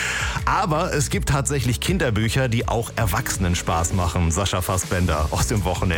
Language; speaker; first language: German; native; German